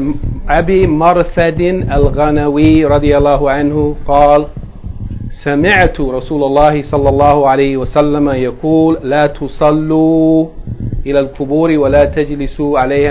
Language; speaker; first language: Arabic; non-native, fluent; English